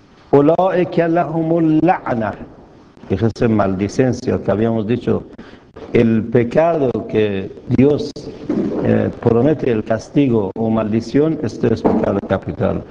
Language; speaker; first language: Spanish; non-native, fluent; Persian